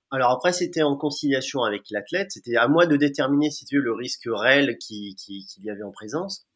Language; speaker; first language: French; native; French